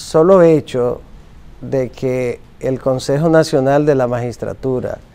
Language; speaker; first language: Spanish; native; Spanish